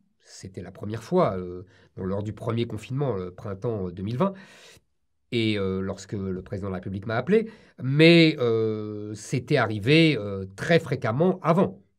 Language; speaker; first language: French; native; French